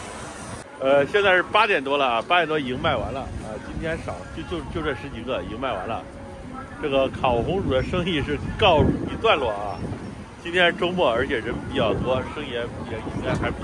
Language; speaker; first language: Chinese; native; Chinese